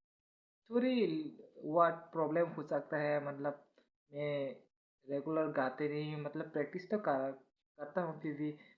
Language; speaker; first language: Hindi; non-native, local second language; Kok Borok